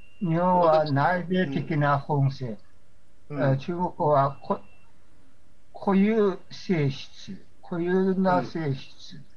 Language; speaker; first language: Japanese; non-native, fluent; Chinese